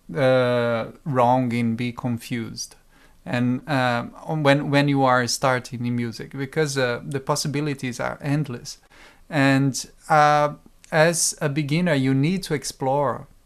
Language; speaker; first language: English; non-native, fluent; Portuguese